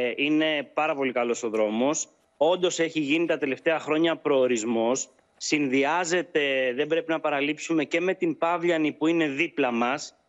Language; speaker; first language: Greek; native; Greek